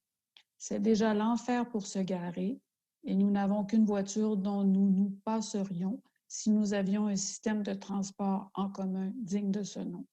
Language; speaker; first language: French; native; French